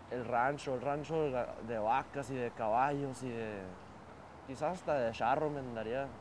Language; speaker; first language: Spanish; early bilingual, heritage; Spanish